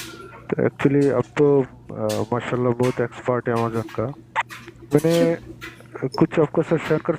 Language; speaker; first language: Hindi; non-native, learner; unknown